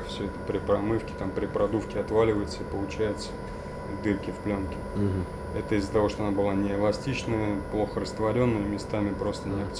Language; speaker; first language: Russian; native; Russian